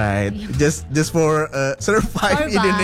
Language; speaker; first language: English; non-native, fluent; Indonesian